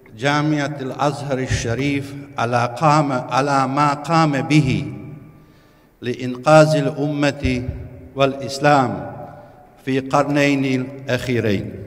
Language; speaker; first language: Arabic; non-native, fluent; Bosnian